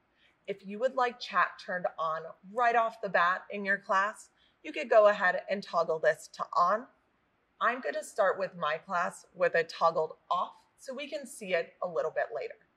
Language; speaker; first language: English; native; English